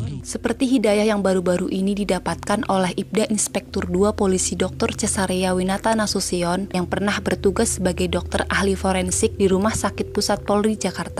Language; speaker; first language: Indonesian; native; Indonesian